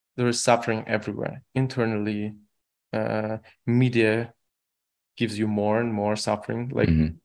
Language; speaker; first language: English; non-native, fluent; Russian